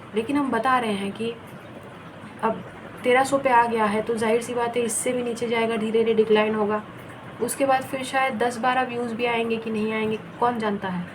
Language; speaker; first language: Hindi; non-native, local second language; Bangla